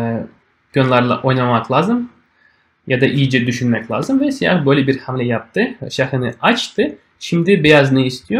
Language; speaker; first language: Turkish; non-native, fluent; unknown